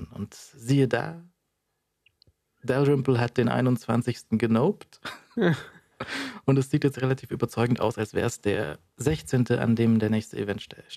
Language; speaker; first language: German; native; German